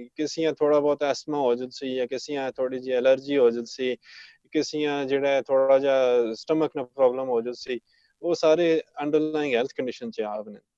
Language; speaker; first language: Punjabi; early bilingual, heritage; Punjabi